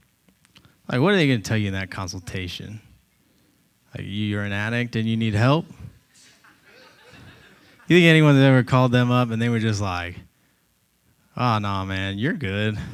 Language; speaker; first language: English; native; English